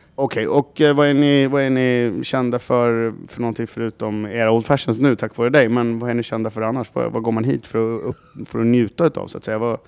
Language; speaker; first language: Swedish; native; Swedish